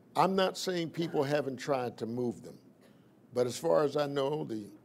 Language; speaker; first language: English; native; English